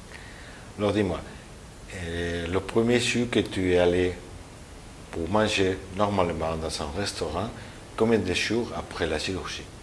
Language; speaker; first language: French; non-native, learner; Spanish